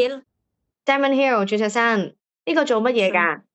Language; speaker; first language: Cantonese; native; Cantonese